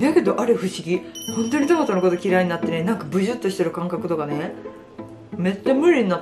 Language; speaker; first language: Japanese; native; Japanese